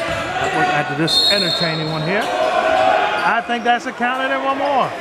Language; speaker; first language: English; native; English